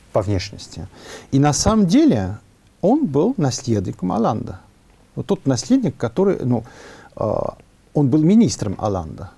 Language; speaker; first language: Russian; non-native, fluent; French